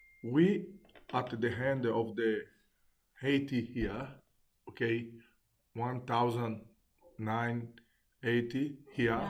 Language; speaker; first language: English; non-native, learner; Italian